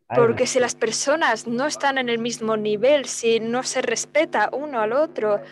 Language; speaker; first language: Spanish; non-native, fluent; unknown